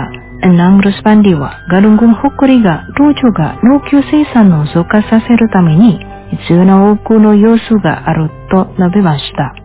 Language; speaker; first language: Japanese; non-native, fluent; Indonesian